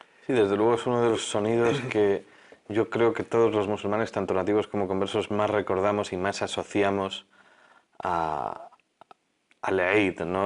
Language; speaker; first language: Spanish; native; Spanish